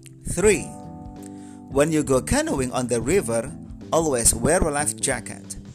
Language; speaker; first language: English; non-native, fluent; Indonesian